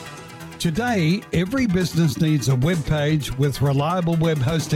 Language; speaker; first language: English; native; English